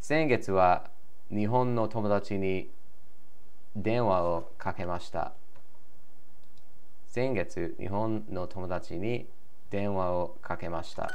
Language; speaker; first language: Japanese; non-native, learner; English